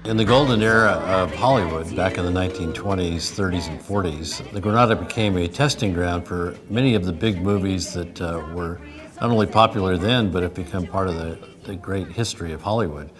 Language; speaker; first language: English; native; English